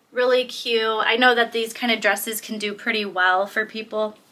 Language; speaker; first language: English; native; English